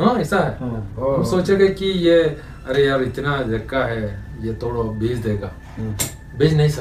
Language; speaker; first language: Hindi; non-native, local second language; Malayalam